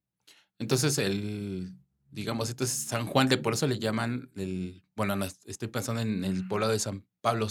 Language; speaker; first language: Spanish; native; Spanish